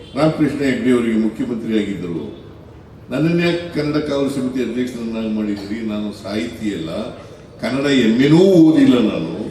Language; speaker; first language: Kannada; native; Kannada